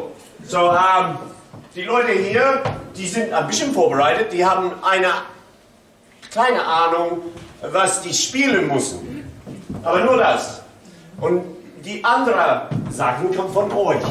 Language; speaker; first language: German; non-native, learner; English